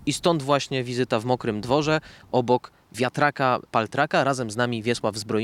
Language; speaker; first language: Polish; native; Polish